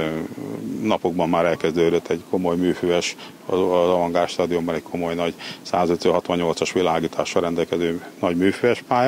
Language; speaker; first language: Hungarian; native; Hungarian